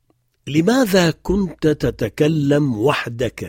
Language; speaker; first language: Arabic; non-native, fluent; French